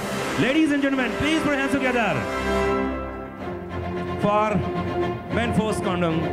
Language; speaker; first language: Hindi; native; Hindi